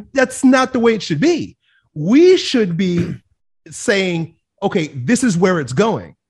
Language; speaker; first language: English; native; English